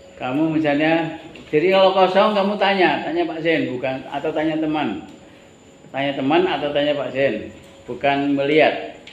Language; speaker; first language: Indonesian; native; Indonesian